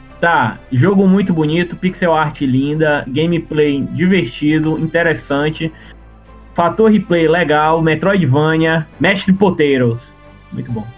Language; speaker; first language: Portuguese; native; Portuguese